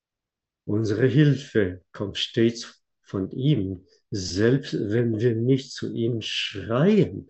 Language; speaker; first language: German; non-native, fluent; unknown